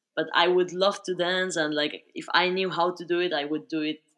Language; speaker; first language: English; non-native, fluent; Spanish